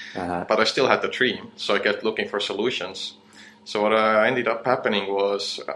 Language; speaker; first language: English; non-native, fluent; Estonian